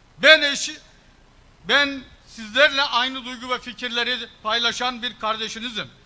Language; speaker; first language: Turkish; early bilingual, heritage; Turkish